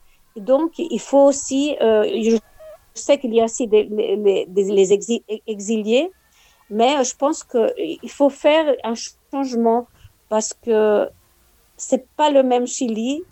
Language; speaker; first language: French; non-native, fluent; Spanish